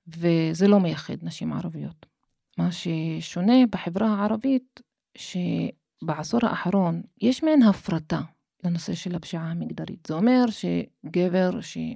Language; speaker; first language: Hebrew; non-native, local second language; Arabic